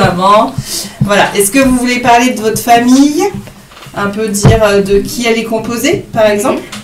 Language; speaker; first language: French; native; French